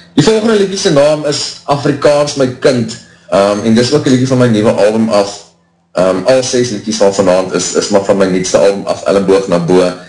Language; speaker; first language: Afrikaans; native; Afrikaans